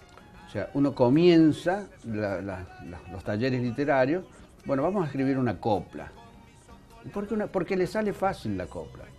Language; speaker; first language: Spanish; native; Spanish